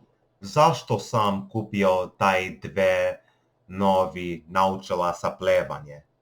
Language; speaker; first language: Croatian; non-native, learner; English